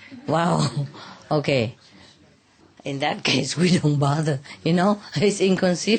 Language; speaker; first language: English; non-native, fluent; Vietnamese